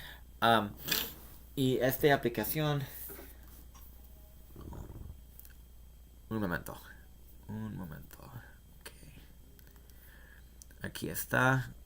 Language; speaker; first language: Spanish; non-native, learner; English